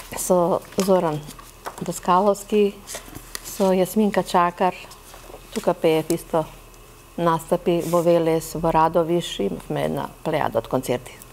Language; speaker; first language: Macedonian; native; Macedonian